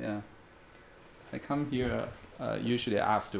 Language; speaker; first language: English; non-native, fluent; Chinese